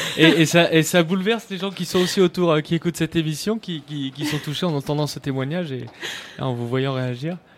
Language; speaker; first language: French; native; French